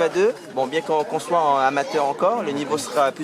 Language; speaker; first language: French; native; French